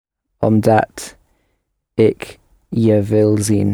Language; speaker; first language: Dutch; non-native, learner; English